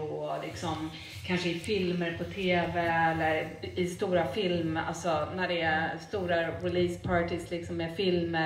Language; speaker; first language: Swedish; native; Swedish